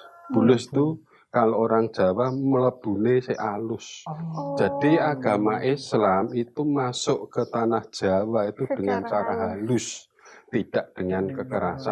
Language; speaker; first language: Indonesian; non-native, local second language; Javanese